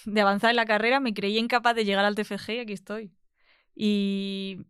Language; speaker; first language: Spanish; native; Spanish